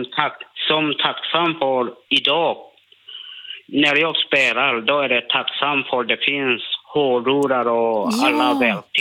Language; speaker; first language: Swedish; non-native, learner; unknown